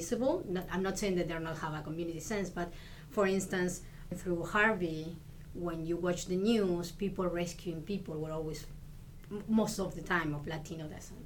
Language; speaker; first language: English; non-native, fluent; Spanish